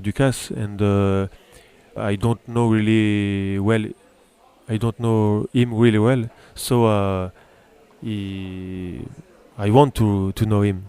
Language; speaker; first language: English; non-native, learner; French